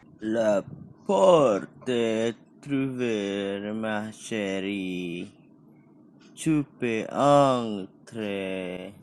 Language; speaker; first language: French; non-native, learner; Indonesian